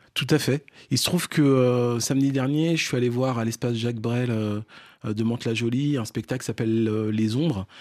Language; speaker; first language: French; early bilingual, other home language; Fon